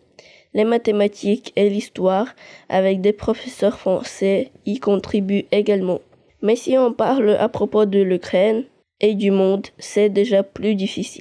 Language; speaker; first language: French; non-native, learner; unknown